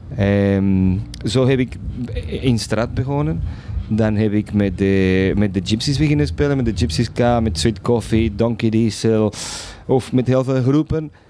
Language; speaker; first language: Dutch; non-native, fluent; Spanish